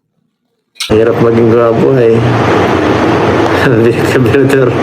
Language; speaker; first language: Filipino; native; Filipino